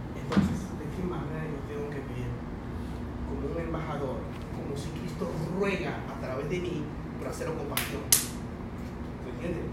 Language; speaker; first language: Spanish; early bilingual, other home language; Chinese